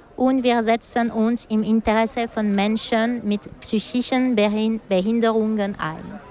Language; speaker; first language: German; non-native, local second language; French